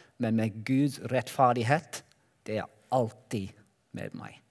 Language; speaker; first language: Norwegian; non-native, learner; Welsh